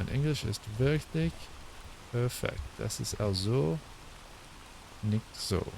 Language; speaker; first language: German; non-native, learner; English